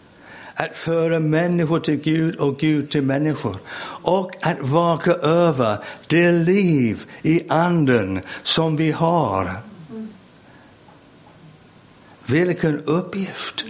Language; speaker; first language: Swedish; non-native, fluent; English